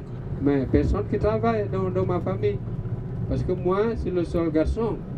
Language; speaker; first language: French; non-native, learner; Balinese